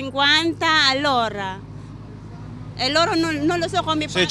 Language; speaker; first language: Italian; non-native, learner; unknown